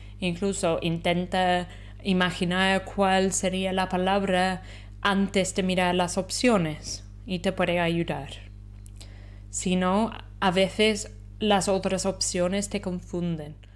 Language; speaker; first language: Spanish; non-native, fluent; English